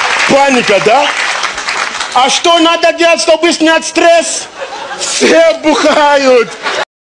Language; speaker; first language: Russian; non-native, fluent; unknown